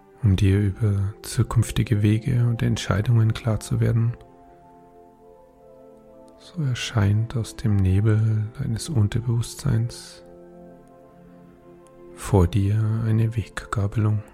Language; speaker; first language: German; native; German